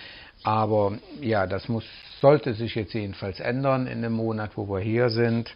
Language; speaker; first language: German; native; German